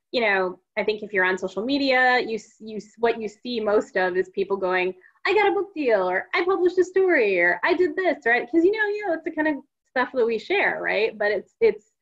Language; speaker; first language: English; native; English